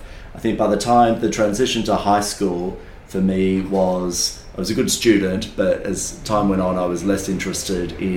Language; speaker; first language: English; native; English